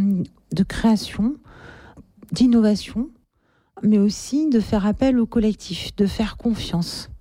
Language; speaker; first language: French; native; French